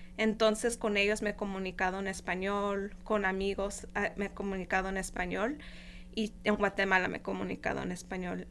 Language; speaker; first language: Spanish; non-native, fluent; English